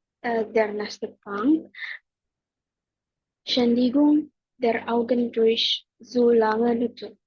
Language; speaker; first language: German; non-native, learner; Indonesian